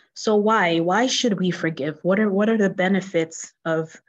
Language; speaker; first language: English; non-native, local second language; Yoruba